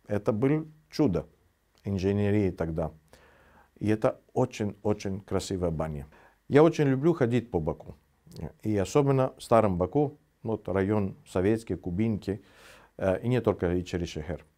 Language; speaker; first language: Russian; non-native, fluent; Greek